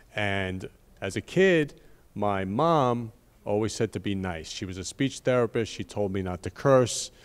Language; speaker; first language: English; native; English